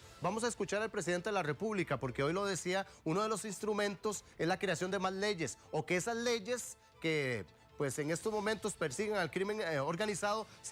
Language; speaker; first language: Spanish; native; Spanish